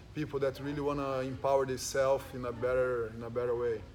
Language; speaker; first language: English; early bilingual, other home language; Spanish